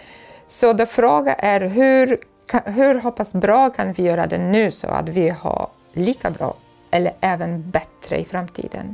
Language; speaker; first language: Swedish; non-native, fluent; Polish